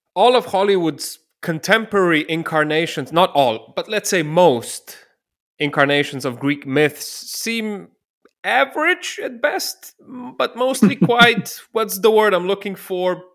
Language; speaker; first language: English; non-native, fluent; Slovenian